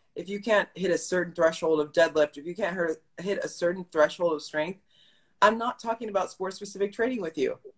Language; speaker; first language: English; native; English